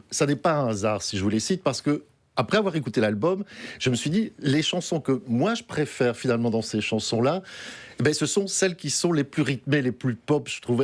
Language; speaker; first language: French; native; French